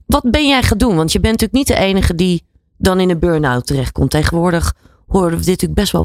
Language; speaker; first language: Dutch; native; Dutch